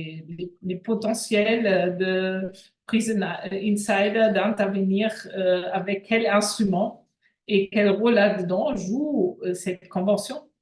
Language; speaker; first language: French; non-native, fluent; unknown